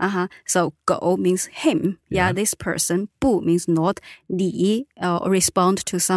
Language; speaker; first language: English; non-native, fluent; Chinese